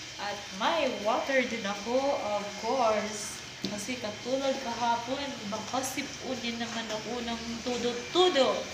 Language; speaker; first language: Filipino; non-native, local second language; Cebuano